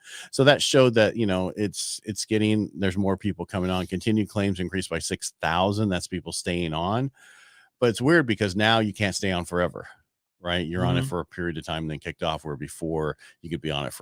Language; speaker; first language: English; native; English